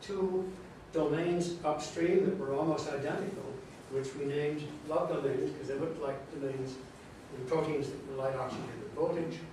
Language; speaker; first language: English; native; English